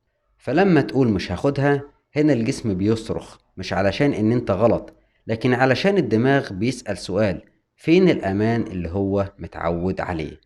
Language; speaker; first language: Arabic; native; Arabic